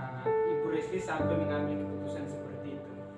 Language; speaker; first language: Indonesian; native; Indonesian